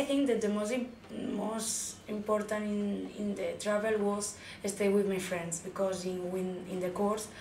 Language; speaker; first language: English; non-native, learner; Spanish